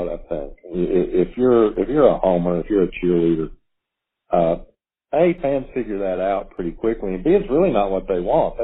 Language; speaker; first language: English; native; English